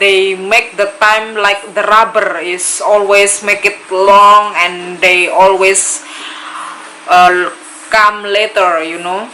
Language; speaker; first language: English; non-native, learner; Indonesian